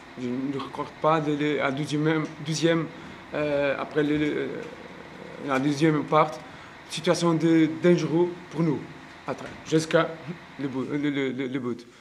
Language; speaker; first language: French; non-native, learner; Portuguese